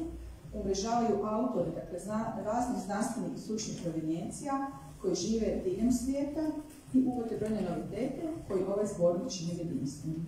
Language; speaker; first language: Croatian; native; Croatian